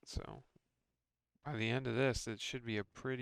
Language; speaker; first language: English; native; English